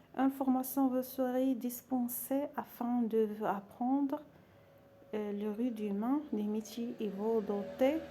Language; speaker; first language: French; non-native, local second language; Arabic